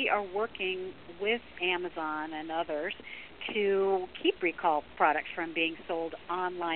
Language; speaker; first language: English; native; English